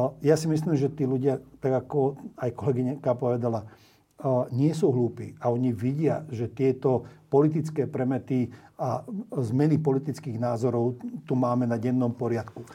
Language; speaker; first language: Slovak; non-native, local second language; Hungarian